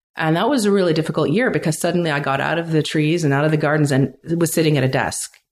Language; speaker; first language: English; native; English